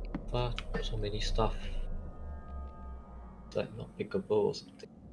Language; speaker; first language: English; non-native, local second language; Chinese